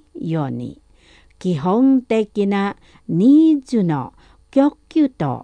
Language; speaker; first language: Japanese; non-native, fluent; Indonesian